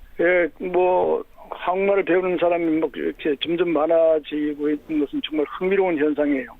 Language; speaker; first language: Korean; native; Korean